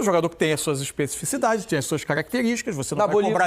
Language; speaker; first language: Portuguese; native; Portuguese